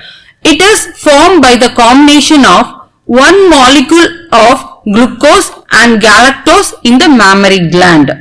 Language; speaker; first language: English; non-native, local second language; Tamil